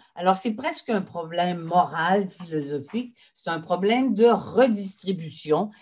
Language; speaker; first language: French; native; French